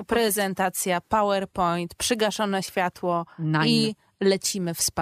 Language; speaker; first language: Polish; native; Polish